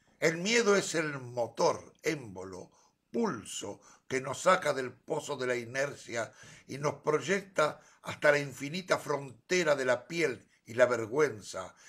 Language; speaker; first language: Spanish; native; Spanish